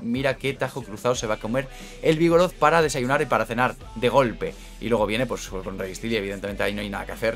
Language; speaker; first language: Spanish; native; Spanish